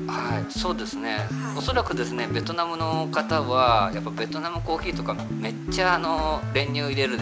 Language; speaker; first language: Japanese; native; Japanese